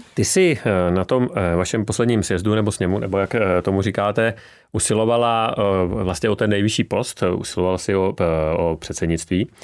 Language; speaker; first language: Czech; native; Czech